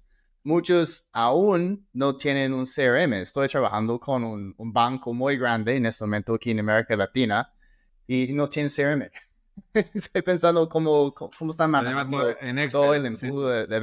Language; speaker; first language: Spanish; non-native, fluent; English